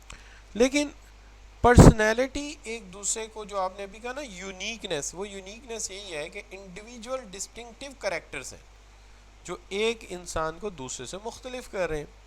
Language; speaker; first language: Urdu; native; Urdu